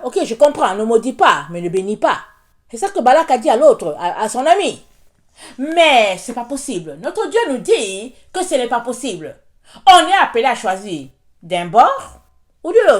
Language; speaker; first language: French; native; French